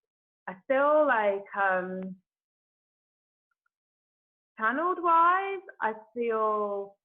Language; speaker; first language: English; native; English